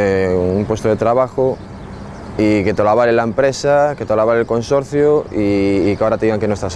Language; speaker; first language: Spanish; native; Spanish